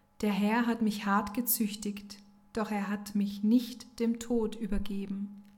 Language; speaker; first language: German; native; German